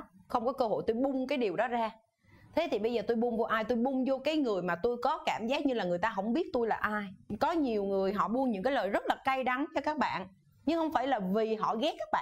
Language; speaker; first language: Vietnamese; native; Vietnamese